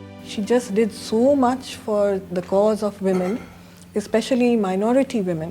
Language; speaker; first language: English; non-native, local second language; Bangla